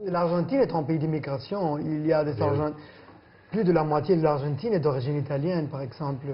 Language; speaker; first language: French; non-native, fluent; Spanish